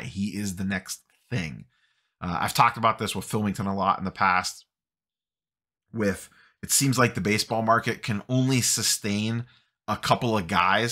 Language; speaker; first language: English; native; English